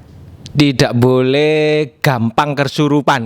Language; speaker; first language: Indonesian; native; Indonesian